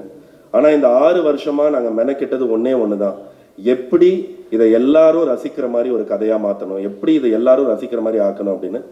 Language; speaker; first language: Tamil; native; Tamil